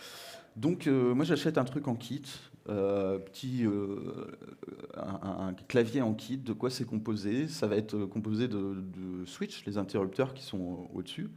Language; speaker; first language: French; native; French